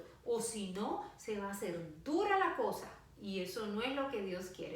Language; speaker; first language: Spanish; native; Spanish